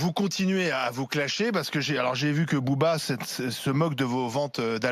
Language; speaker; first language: French; native; French